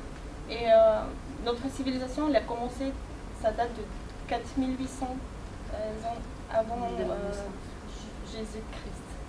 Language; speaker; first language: French; non-native, fluent; Ukrainian